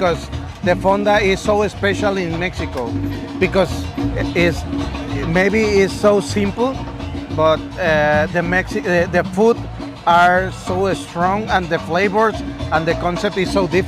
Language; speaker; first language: English; non-native, learner; Spanish